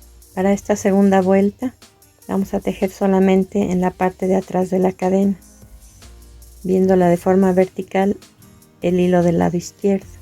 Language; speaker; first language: Spanish; native; Spanish